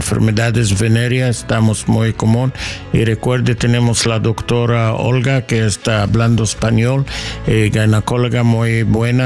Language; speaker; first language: Spanish; non-native, learner; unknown